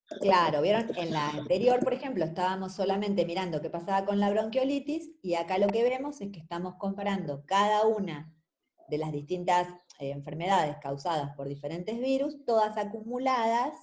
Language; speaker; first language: Spanish; native; Spanish